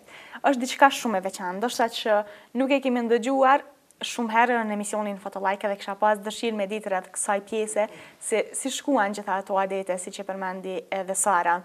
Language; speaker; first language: Albanian; native; Albanian